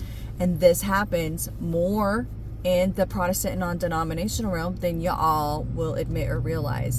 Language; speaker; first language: English; native; English